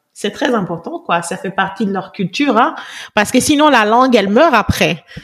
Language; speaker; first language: French; non-native, local second language; Wolof